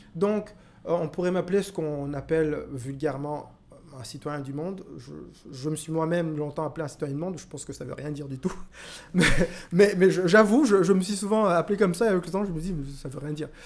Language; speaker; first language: French; non-native, local second language; Kinyarwanda